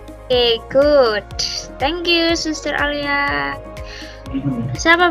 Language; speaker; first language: English; non-native, learner; Indonesian